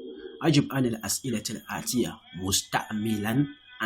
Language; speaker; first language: Arabic; non-native, fluent; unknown